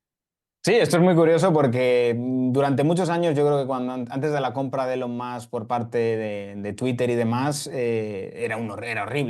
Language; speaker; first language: Spanish; native; Spanish